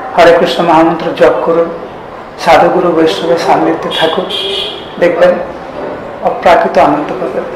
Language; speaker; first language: Bangla; native; Bangla